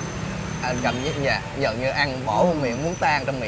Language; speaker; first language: Vietnamese; native; Vietnamese